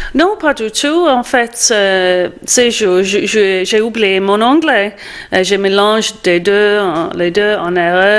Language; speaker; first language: French; non-native, fluent; English